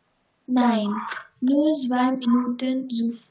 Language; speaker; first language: German; non-native, learner; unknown